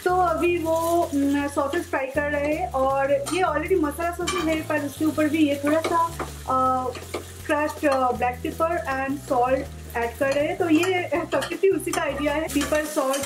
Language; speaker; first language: Hindi; non-native, local second language; Bangla